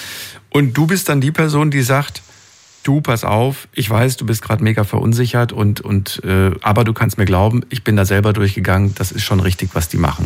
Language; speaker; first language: German; native; German